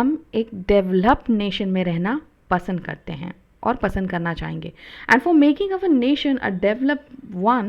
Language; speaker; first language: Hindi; non-native, local second language; Marathi